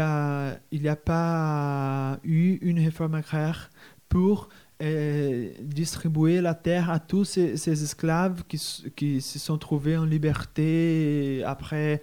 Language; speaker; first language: French; non-native, fluent; Portuguese